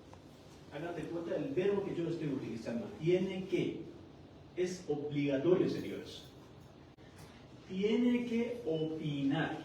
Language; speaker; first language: Spanish; non-native, fluent; Persian